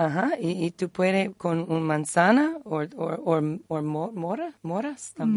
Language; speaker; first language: Spanish; non-native, learner; English